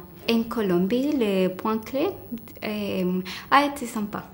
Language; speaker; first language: French; non-native, fluent; Spanish